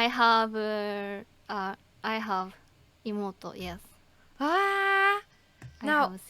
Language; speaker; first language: English; non-native, learner; Japanese